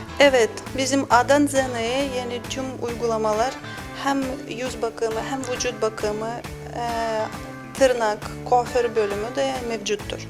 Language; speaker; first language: Turkish; non-native, learner; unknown